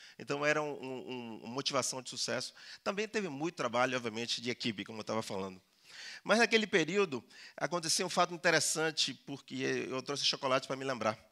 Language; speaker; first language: Portuguese; early bilingual, other home language; Spanish